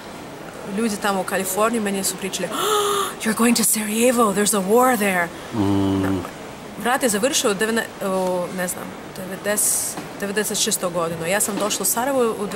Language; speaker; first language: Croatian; non-native, learner; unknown